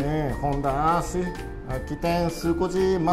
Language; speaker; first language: Portuguese; non-native, learner; Japanese